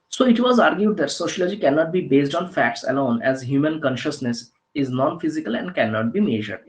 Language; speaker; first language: English; non-native, local second language; Bangla